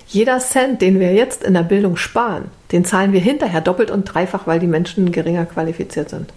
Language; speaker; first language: German; native; German